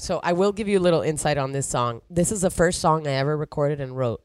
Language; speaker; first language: English; early bilingual, other home language; Spanish